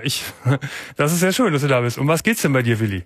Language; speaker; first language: German; native; German